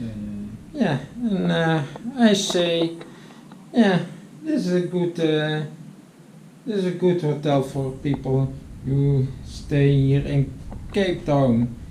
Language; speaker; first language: English; non-native, learner; Dutch